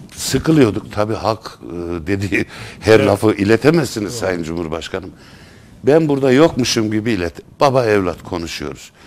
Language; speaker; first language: Turkish; native; Turkish